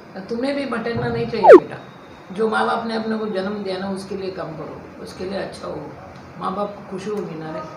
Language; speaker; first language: Hindi; non-native, local second language; Marathi